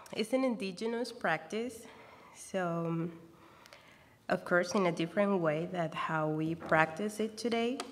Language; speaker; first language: English; non-native, fluent; Spanish